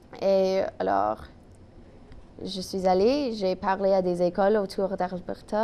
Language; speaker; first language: French; non-native, local second language; English